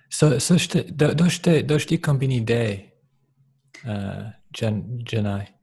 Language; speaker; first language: Japanese; non-native, learner; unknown